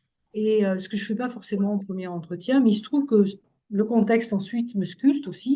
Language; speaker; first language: French; native; French